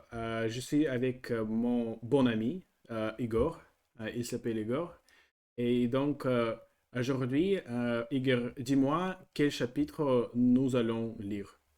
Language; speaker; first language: French; non-native, learner; Russian